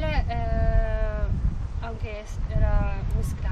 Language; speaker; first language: Spanish; non-native, learner; Kazakh